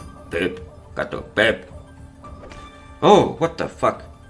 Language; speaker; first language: English; non-native, fluent; Finnish